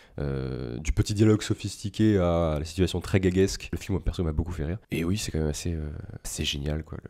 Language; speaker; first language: French; native; French